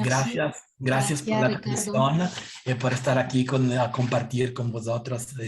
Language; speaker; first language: Spanish; non-native, learner; Italian